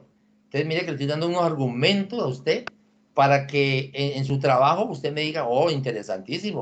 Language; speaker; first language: Spanish; native; Spanish